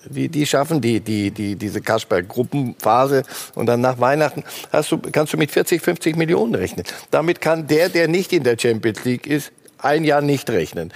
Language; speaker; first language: German; native; German